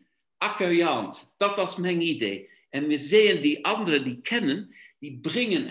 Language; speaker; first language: German; non-native, fluent; Luxembourgish